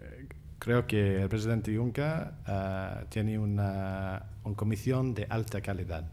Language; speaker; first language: Spanish; non-native, fluent; English